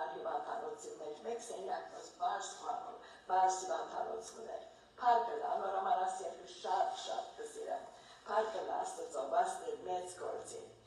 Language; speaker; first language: Armenian; early bilingual, heritage; Armenian